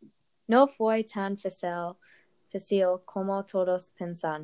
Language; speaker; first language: Spanish; non-native, learner; English